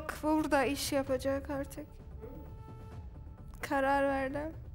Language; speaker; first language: Turkish; non-native, learner; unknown